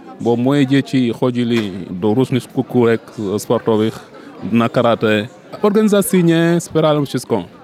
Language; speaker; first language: Polish; non-native, fluent; Wolof